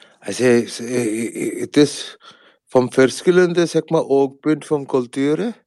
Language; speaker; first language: Dutch; non-native, learner; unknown